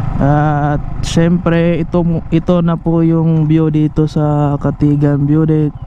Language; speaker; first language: Filipino; non-native, local second language; Cebuano